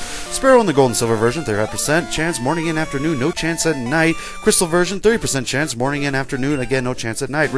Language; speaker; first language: English; native; English